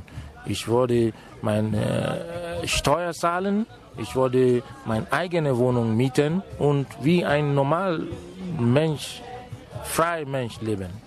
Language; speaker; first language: German; non-native, fluent; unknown